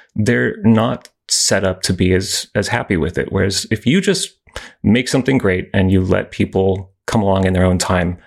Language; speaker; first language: English; native; English